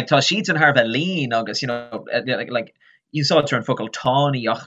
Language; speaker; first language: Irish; non-native, local second language; English